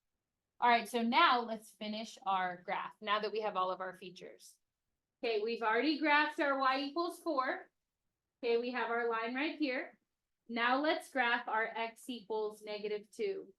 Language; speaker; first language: English; native; English